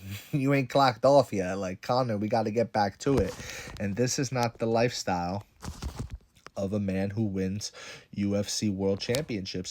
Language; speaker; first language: English; native; English